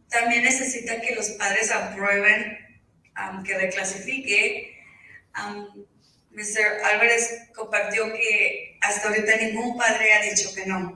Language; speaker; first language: Spanish; early bilingual, heritage; Spanish